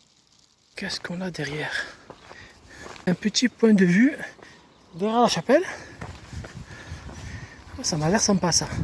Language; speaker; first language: French; native; French